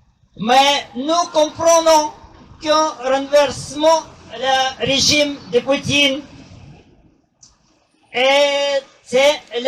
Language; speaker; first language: French; non-native, learner; Russian